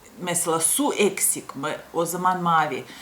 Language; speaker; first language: Turkish; non-native, fluent; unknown